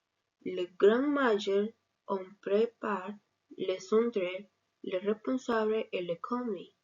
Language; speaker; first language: French; non-native, learner; Spanish